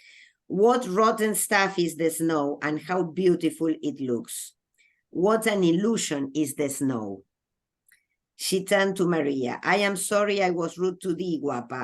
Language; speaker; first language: English; non-native, local second language; Spanish